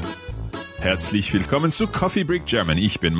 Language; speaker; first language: German; non-native, learner; English